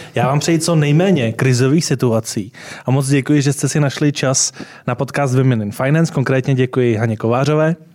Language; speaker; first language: Czech; native; Czech